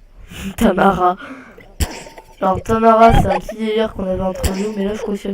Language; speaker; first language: French; native; French